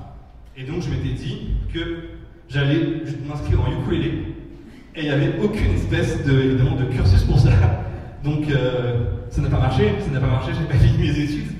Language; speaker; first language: French; native; French